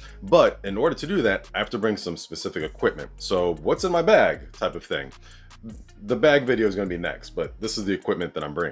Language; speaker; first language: English; native; English